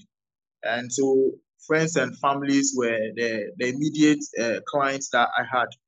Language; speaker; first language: English; non-native, local second language; Ewe